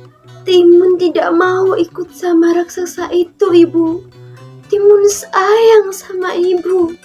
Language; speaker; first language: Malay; non-native, local second language; Javanese